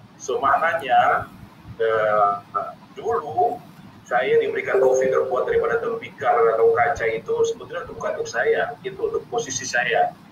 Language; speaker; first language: Indonesian; native; Indonesian